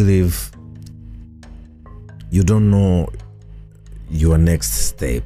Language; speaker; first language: English; non-native, local second language; Swahili